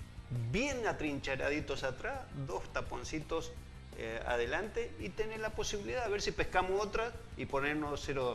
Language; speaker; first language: Spanish; native; Spanish